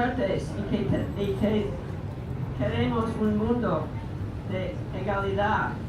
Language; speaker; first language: Spanish; non-native, learner; English